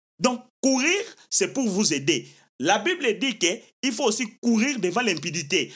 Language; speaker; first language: French; non-native, local second language; Lingala